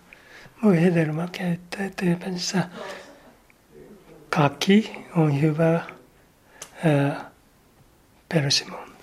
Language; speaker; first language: Finnish; non-native, learner; Japanese